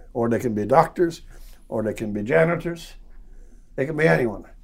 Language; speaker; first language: English; native; English